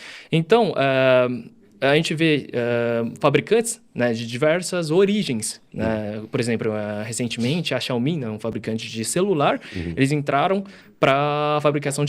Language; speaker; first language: Portuguese; early bilingual, other home language; Chinese